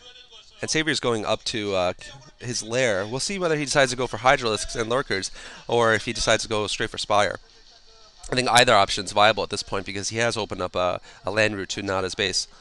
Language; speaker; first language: English; native; English